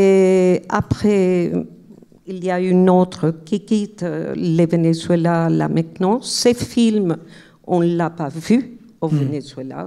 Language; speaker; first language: French; non-native, fluent; Spanish